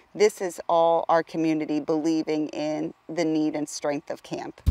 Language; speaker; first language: English; native; English